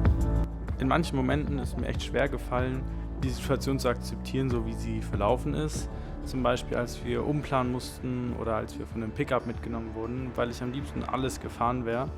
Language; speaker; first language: German; native; German